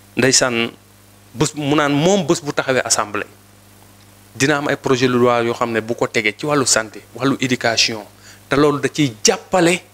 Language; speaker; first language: Wolof; native; Wolof